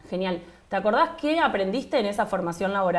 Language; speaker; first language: Spanish; native; Spanish